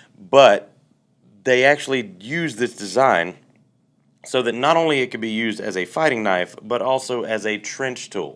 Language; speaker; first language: English; native; English